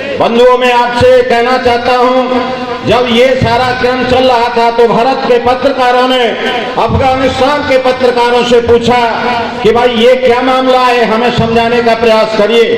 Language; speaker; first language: Hindi; native; Hindi